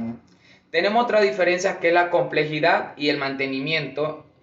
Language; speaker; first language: Spanish; native; Spanish